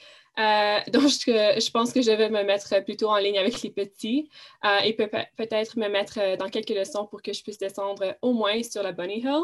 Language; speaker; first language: French; non-native, fluent; English